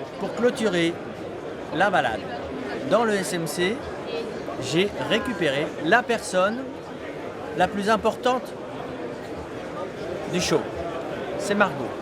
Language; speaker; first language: French; native; French